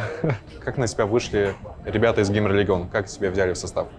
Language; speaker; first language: Russian; native; Russian